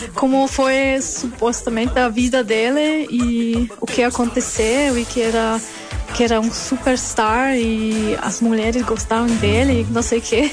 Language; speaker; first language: Portuguese; non-native, learner; German